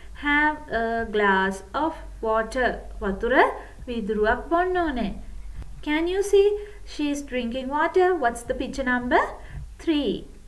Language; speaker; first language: English; non-native, local second language; Sinhala